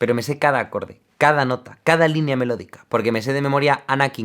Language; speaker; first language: Spanish; native; Spanish